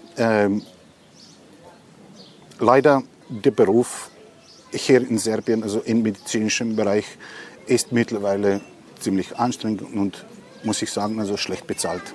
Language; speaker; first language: German; non-native, fluent; Serbian